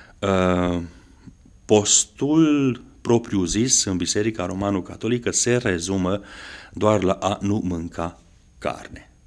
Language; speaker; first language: Romanian; non-native, local second language; Hungarian